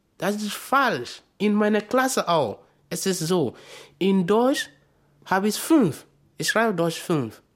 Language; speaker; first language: German; non-native, learner; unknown